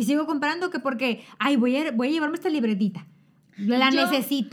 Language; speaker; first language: Spanish; native; Spanish